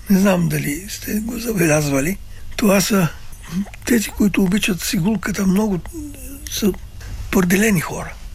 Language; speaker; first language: Bulgarian; early bilingual, other home language; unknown